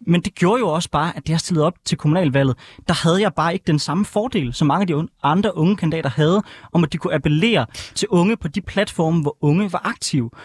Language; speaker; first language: Danish; native; Danish